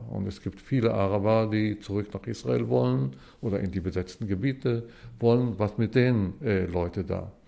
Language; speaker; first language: German; early bilingual, heritage; Hebrew